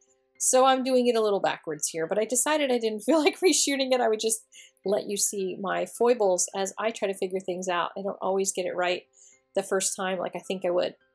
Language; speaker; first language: English; native; English